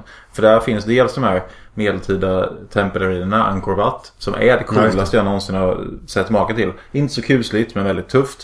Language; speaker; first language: Swedish; native; Swedish